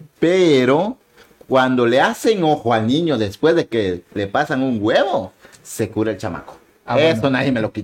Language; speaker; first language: Spanish; native; Spanish